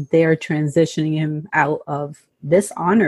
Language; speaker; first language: English; early bilingual, other home language; Spanish